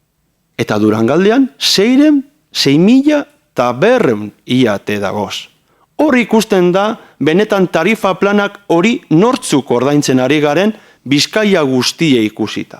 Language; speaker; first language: Basque; native; Basque